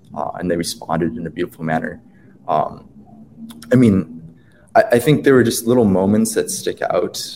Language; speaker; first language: English; native; English